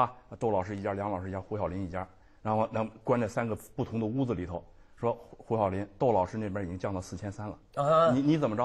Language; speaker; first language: Chinese; native; Chinese